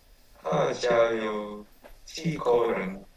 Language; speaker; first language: Chinese; non-native, learner; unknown